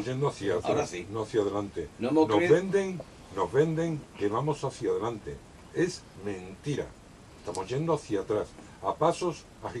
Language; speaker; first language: Spanish; native; Spanish